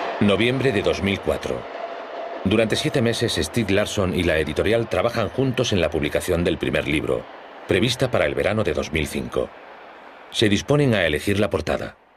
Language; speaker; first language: Spanish; native; Spanish